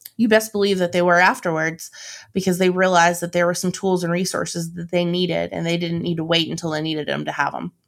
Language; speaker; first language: English; native; English